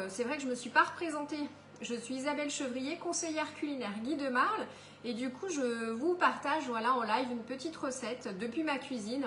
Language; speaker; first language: French; native; French